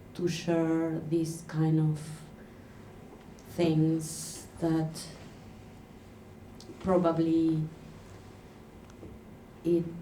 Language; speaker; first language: English; non-native, learner; Spanish